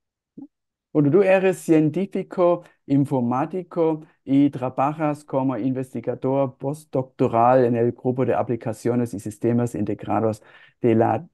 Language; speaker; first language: Spanish; non-native, fluent; German